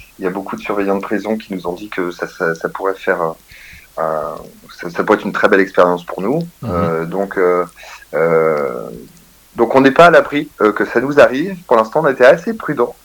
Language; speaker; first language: French; native; French